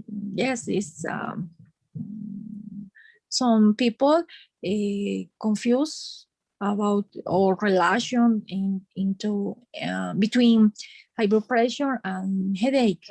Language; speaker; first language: English; non-native, learner; Spanish